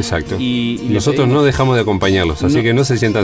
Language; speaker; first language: Spanish; native; Spanish